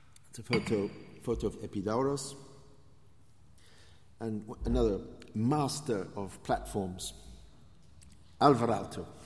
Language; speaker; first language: English; native; English